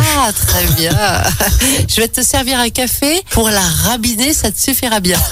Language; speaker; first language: French; native; French